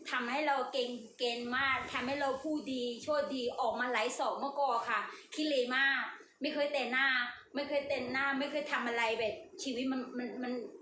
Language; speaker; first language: Thai; non-native, learner; Burmese